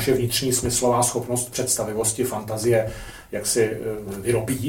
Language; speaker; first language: Czech; native; Czech